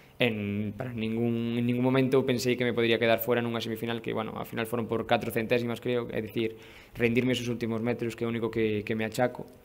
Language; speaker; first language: Galician; native; Galician